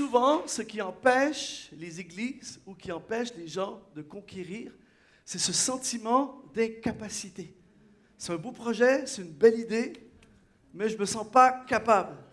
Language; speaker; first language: French; native; French